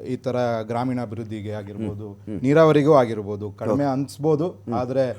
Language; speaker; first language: Kannada; native; Kannada